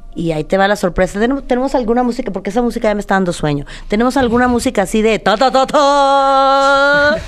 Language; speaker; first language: Spanish; native; Spanish